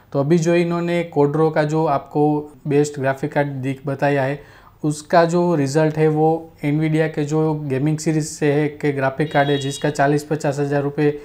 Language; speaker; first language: Hindi; non-native, local second language; Gujarati